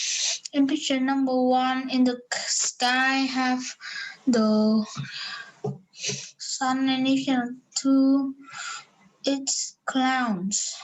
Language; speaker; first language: English; non-native, learner; Vietnamese